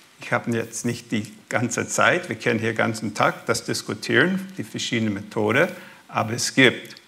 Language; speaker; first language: German; early bilingual, heritage; German